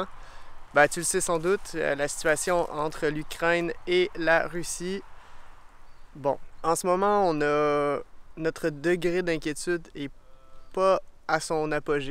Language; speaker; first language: French; native; French